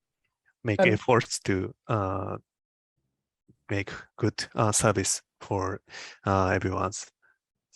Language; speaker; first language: English; non-native, learner; Japanese